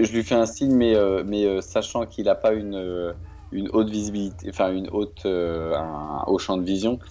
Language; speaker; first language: French; native; French